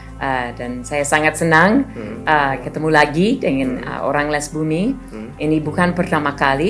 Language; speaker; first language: Indonesian; non-native, learner; English